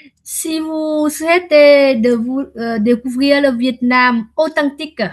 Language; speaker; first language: French; non-native, learner; Vietnamese